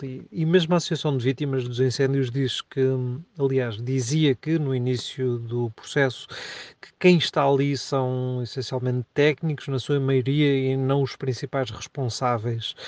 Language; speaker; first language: Portuguese; native; Portuguese